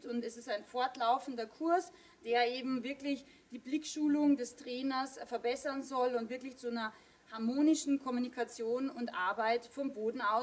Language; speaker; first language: German; native; German